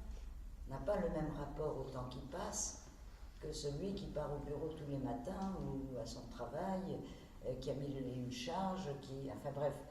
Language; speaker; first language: French; native; French